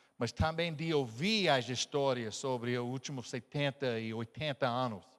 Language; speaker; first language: Portuguese; non-native, fluent; English